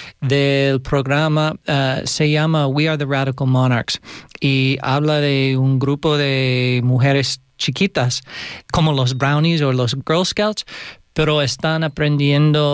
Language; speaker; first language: Spanish; non-native, learner; English